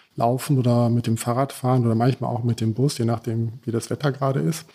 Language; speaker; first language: German; early bilingual, heritage; German